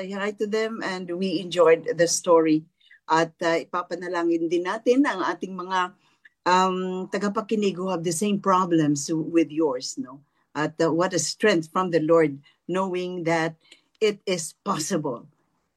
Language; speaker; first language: Filipino; non-native, local second language; Hiligaynon